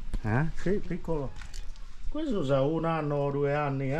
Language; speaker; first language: Italian; non-native, learner; Vietnamese